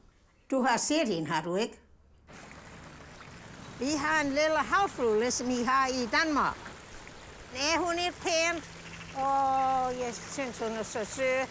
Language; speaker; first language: Danish; early bilingual, heritage; English